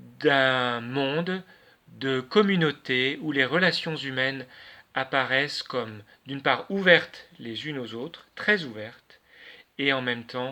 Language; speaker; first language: French; native; French